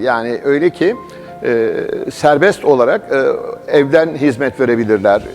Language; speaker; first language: Turkish; native; Turkish